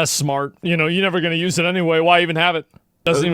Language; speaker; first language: English; native; English